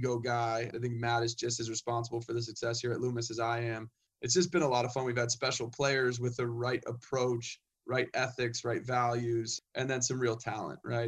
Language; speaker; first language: English; native; English